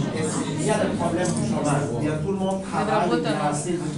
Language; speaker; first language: French; non-native, local second language; Arabic